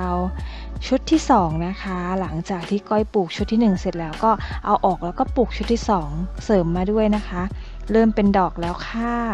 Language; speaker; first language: Thai; native; Thai